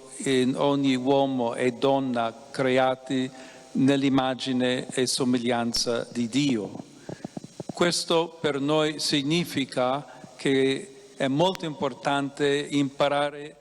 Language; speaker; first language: Italian; non-native, fluent; English